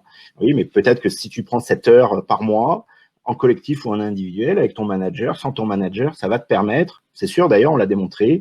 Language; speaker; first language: French; native; French